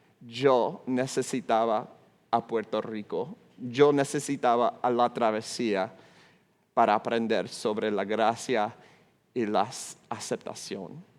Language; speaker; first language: Spanish; non-native, fluent; English